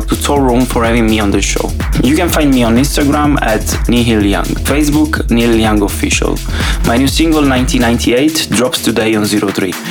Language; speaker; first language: English; non-native, fluent; Italian